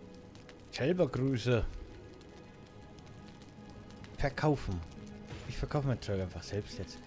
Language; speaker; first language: German; native; German